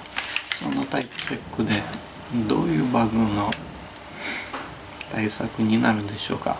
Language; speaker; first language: Japanese; non-native, fluent; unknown